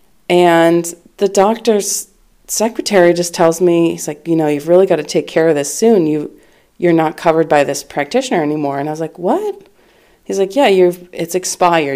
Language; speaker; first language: English; native; English